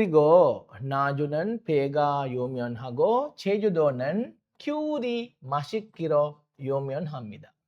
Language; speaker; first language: Korean; non-native, fluent; Sinhala